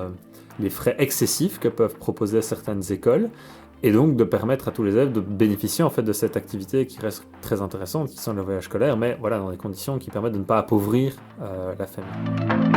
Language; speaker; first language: French; native; French